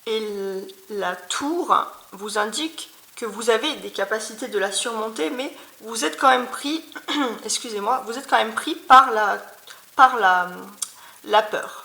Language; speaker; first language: French; native; French